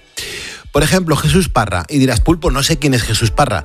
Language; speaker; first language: Spanish; native; Spanish